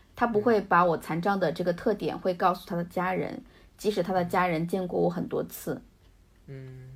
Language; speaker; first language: Chinese; native; Chinese